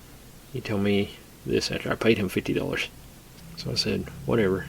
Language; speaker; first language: English; native; English